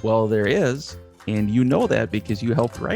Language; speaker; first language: English; native; English